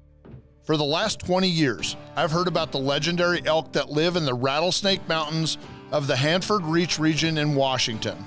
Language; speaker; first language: English; native; English